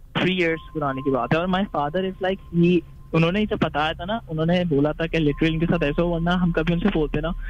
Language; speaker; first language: Urdu; native; Urdu